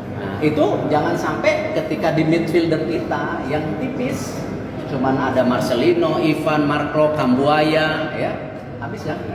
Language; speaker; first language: Indonesian; native; Indonesian